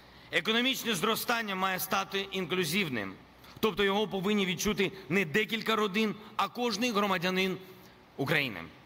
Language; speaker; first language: Ukrainian; non-native, local second language; Russian